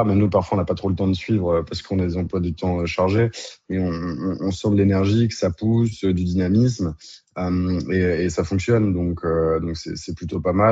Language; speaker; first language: French; native; French